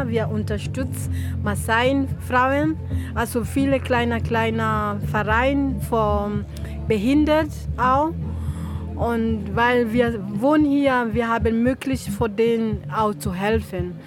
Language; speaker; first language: German; non-native, learner; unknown